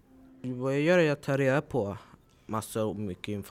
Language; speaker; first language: Swedish; early bilingual, other home language; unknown